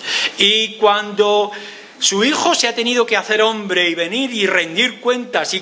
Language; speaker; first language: Spanish; native; Spanish